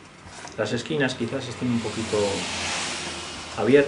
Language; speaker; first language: Spanish; native; Spanish